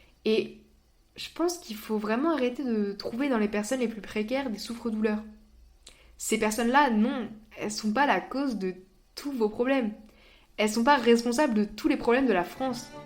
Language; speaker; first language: French; native; French